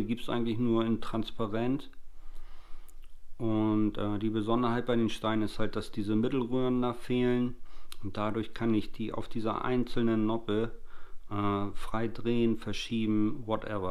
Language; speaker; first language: German; native; German